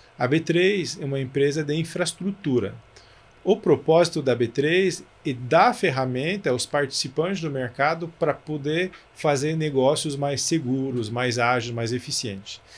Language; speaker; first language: Portuguese; non-native, fluent; French